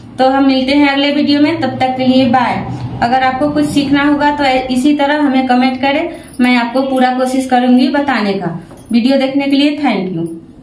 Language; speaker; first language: Hindi; native; Hindi